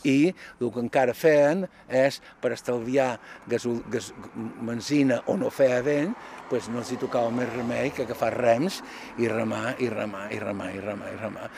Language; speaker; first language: Catalan; native; Catalan